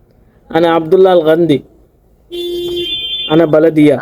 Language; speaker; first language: Arabic; non-native, learner; Bangla